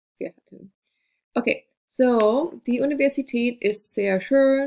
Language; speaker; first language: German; non-native, fluent; English